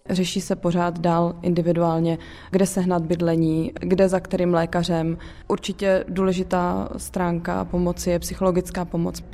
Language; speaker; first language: Czech; native; Czech